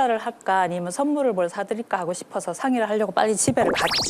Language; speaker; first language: Korean; native; Korean